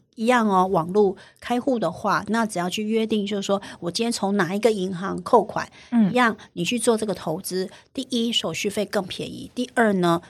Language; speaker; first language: Chinese; native; Chinese